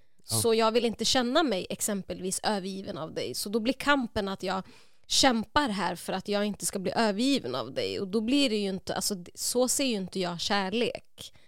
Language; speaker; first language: Swedish; native; Swedish